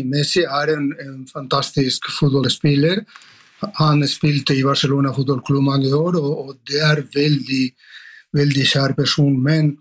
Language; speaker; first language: Norwegian; non-native, fluent; Spanish